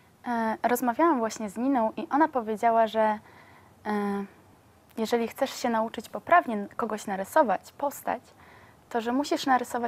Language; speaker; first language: Polish; native; Polish